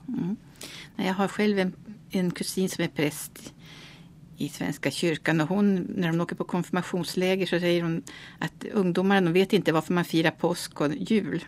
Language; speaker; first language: Swedish; native; Swedish